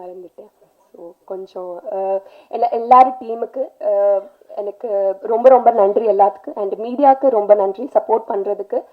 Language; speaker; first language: Tamil; non-native, learner; Telugu